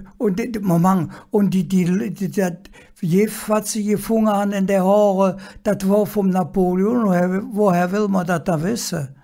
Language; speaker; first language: German; native; German